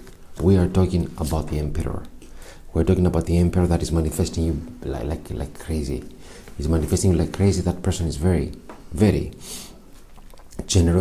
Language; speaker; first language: English; non-native, fluent; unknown